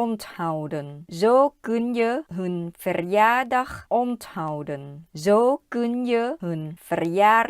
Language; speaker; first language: Dutch; non-native, learner; Thai